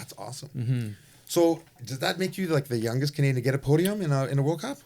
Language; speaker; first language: English; native; English